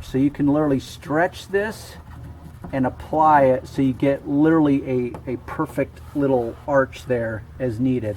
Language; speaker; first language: English; native; English